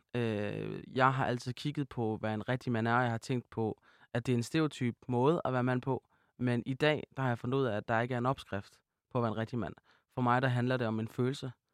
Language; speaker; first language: Danish; early bilingual, other home language; Arabic